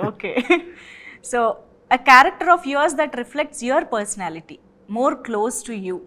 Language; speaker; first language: English; non-native, local second language; Telugu